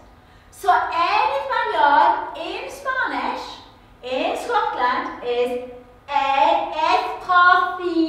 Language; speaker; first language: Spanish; non-native, learner; English